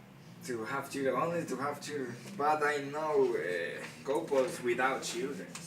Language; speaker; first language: English; non-native, learner; Spanish